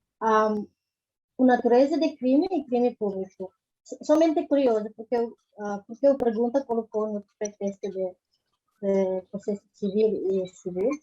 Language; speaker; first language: Portuguese; non-native, local second language; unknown